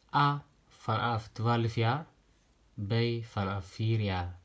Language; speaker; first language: Dutch; non-native, fluent; Tigrinya